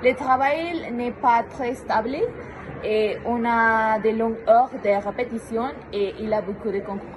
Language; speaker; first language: French; non-native, learner; Spanish